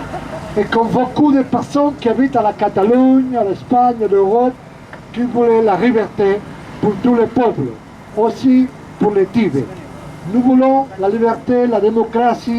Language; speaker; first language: French; non-native, learner; Spanish